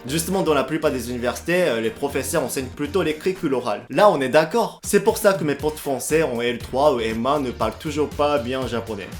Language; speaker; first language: French; non-native, fluent; Japanese